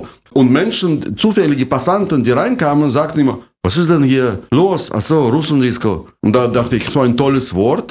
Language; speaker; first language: German; non-native, fluent; Russian